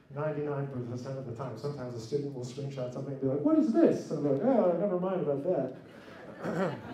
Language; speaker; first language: English; native; English